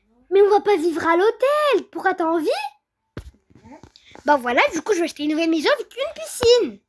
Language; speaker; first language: French; native; French